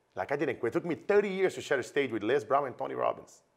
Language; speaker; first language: English; non-native, fluent; Portuguese